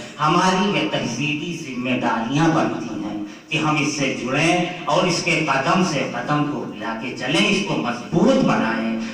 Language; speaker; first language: Urdu; native; Urdu